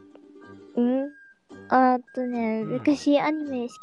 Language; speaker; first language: Japanese; non-native, learner; Filipino